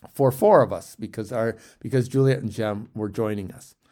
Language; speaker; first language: English; native; English